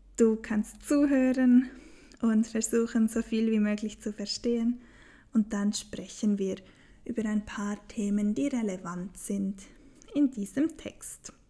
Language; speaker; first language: German; native; German